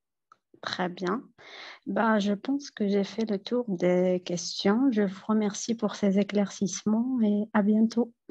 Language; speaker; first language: French; non-native, fluent; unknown